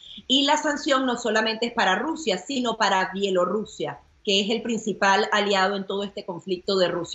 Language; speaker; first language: Spanish; native; Spanish